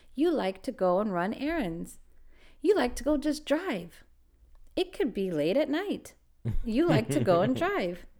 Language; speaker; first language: English; native; English